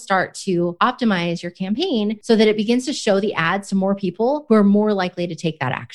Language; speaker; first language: English; native; English